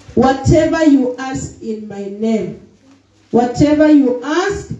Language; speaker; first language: English; non-native, local second language; Swahili